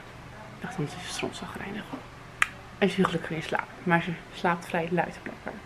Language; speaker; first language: Dutch; native; Dutch